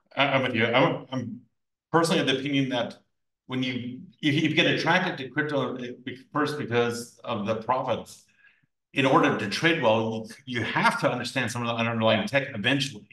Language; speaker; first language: English; native; English